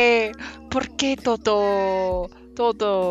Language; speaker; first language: Spanish; non-native, learner; English